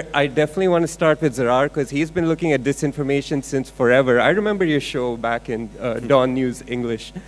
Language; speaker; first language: English; non-native, local second language; Urdu